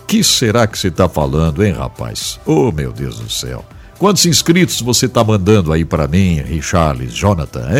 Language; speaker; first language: Portuguese; native; Portuguese